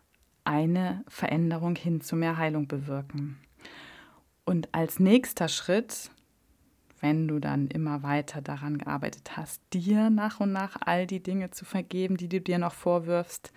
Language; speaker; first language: German; native; German